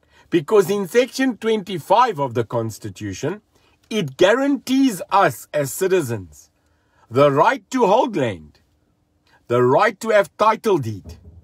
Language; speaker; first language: English; non-native, local second language; Afrikaans